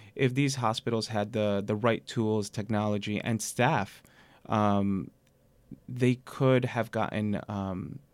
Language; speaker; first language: English; native; English